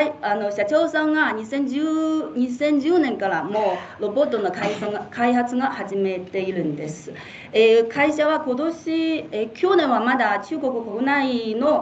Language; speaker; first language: Japanese; non-native, fluent; Chinese